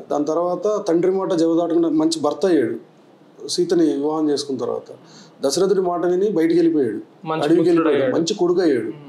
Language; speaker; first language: Telugu; native; Telugu